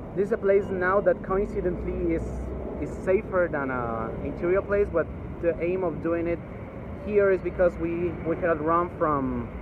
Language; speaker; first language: English; early bilingual, other home language; Spanish